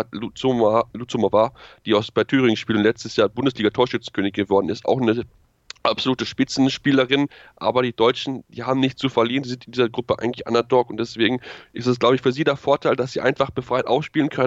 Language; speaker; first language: German; native; German